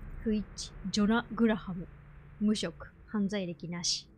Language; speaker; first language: Japanese; native; Japanese